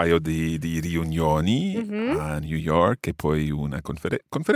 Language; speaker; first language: Italian; non-native, fluent; English